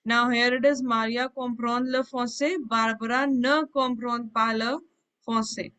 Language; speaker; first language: French; non-native, fluent; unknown